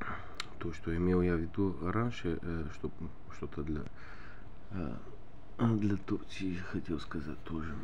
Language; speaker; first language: Russian; non-native, learner; Bulgarian